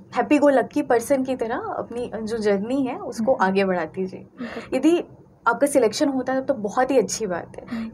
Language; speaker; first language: Hindi; native; Hindi